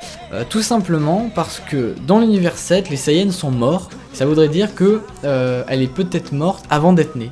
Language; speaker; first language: French; native; French